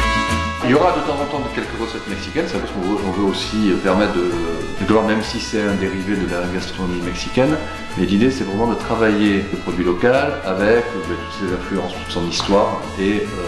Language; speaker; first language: French; native; French